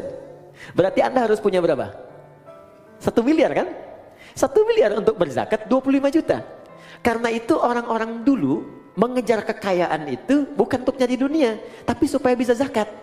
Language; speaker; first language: Indonesian; native; Indonesian